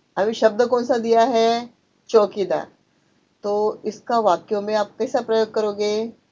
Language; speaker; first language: Hindi; non-native, local second language; Marathi